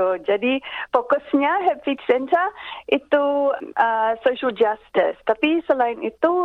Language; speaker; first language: Indonesian; non-native, fluent; English